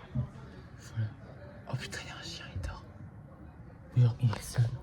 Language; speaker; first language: French; native; French